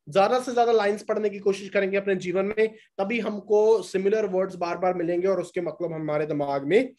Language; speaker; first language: Hindi; non-native, local second language; Punjabi